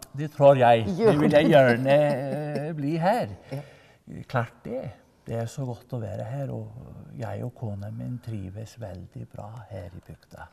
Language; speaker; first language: Norwegian; non-native, fluent; Icelandic